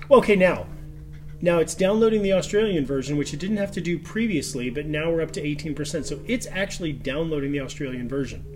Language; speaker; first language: English; native; English